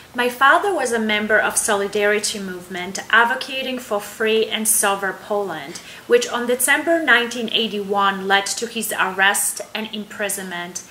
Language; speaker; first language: English; non-native, fluent; Polish